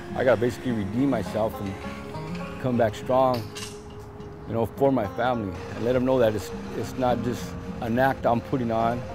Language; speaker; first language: English; native; English